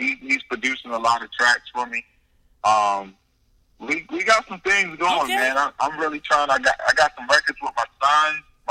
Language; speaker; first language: English; native; English